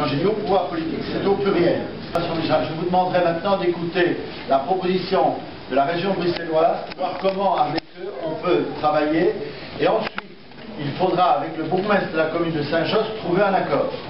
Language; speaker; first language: French; native; French